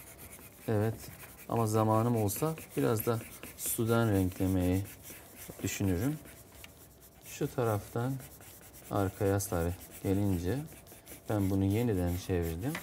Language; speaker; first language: Turkish; non-native, fluent; Azerbaijani